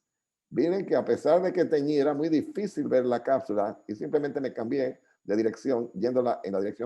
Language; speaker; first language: Spanish; native; Spanish